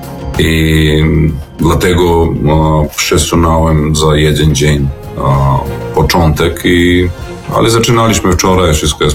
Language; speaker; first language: Polish; non-native, fluent; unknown